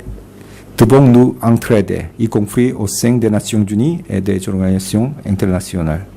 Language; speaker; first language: French; non-native, fluent; Korean